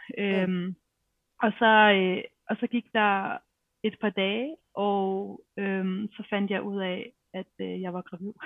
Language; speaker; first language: Danish; native; Danish